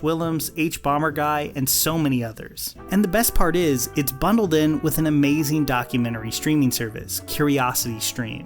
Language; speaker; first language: English; native; English